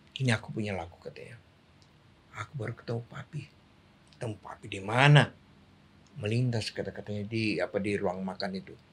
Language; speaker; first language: Indonesian; native; Indonesian